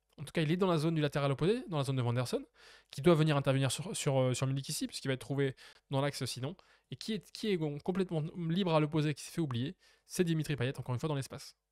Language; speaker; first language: French; native; French